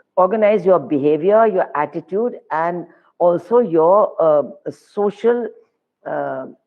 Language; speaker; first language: English; non-native, local second language; Hindi